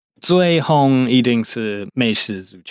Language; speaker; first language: Chinese; non-native, fluent; English